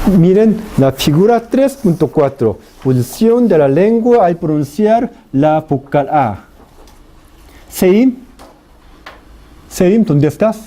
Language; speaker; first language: Spanish; non-native, fluent; Korean